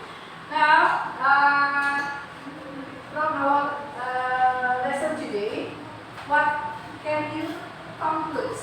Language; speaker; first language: English; non-native, learner; Indonesian